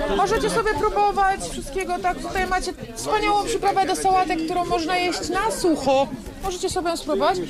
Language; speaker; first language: Polish; native; Polish